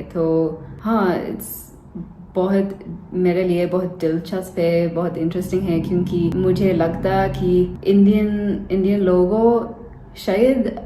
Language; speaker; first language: Hindi; non-native, learner; English